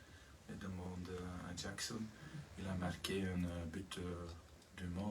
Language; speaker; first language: French; non-native, learner; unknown